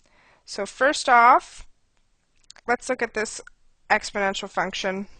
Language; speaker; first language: English; native; English